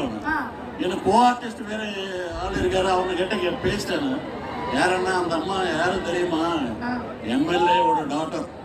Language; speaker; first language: Tamil; non-native, learner; Telugu